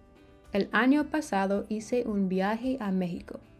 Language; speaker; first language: Spanish; non-native, learner; English